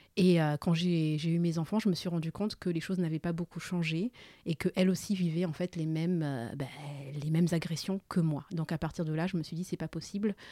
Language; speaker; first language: French; early bilingual, other home language; Malagasy